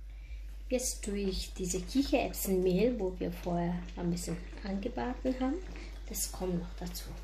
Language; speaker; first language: German; non-native, learner; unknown